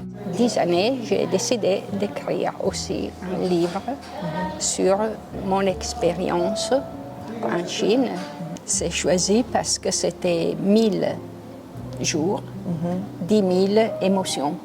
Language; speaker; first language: French; non-native, local second language; Italian